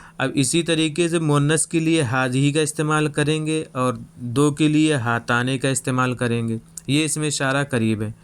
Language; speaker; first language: Urdu; native; Urdu